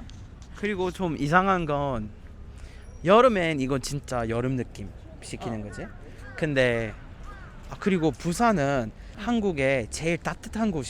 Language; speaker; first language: Korean; non-native, fluent; English